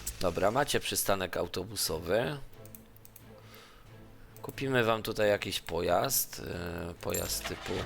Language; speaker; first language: Polish; native; Polish